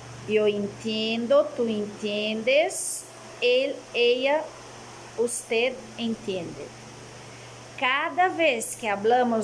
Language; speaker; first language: Spanish; non-native, fluent; Portuguese